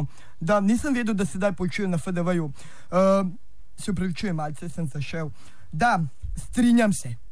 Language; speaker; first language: Slovenian; native; Slovenian